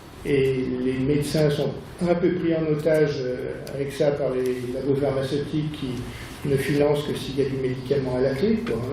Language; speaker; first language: French; native; French